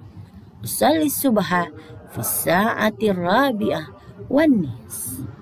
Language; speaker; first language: Arabic; non-native, fluent; Indonesian